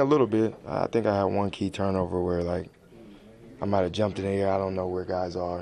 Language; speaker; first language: English; native; English